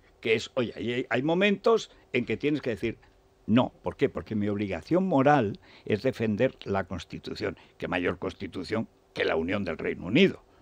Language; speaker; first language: Spanish; native; Spanish